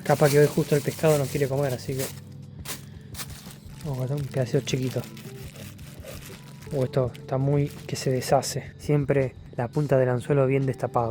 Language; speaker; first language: Spanish; native; Spanish